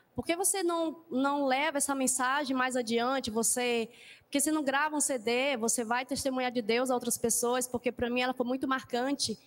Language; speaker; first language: Portuguese; native; Portuguese